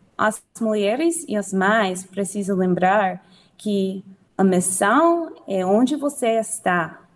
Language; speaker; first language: Portuguese; non-native, learner; English